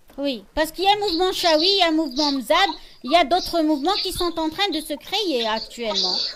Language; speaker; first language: French; non-native, local second language; Arabic